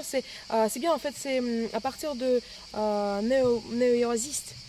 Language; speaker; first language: French; non-native, fluent; Russian